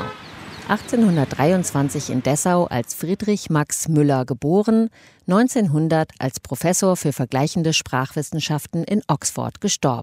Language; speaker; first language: German; native; German